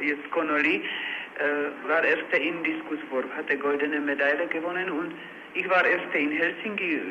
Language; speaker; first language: German; non-native, learner; Czech